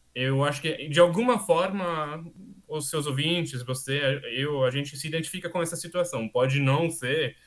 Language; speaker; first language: Portuguese; non-native, fluent; German